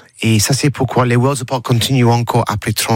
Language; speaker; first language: French; non-native, learner; English